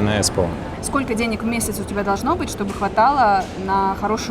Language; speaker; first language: Russian; native; Russian